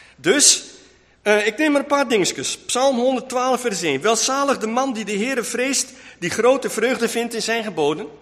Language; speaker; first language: Dutch; non-native, local second language; Western Frisian